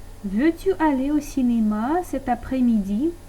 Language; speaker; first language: French; non-native, fluent; Russian